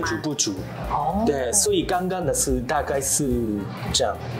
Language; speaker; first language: Chinese; non-native, learner; Japanese